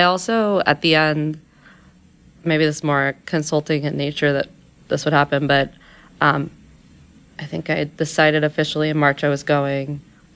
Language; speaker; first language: English; native; English